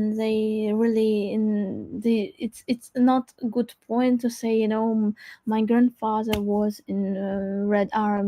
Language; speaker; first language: English; non-native, learner; Crimean Tatar